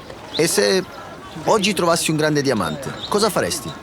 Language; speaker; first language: Italian; native; Italian